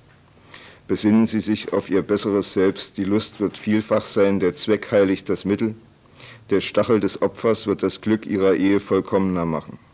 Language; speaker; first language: German; native; German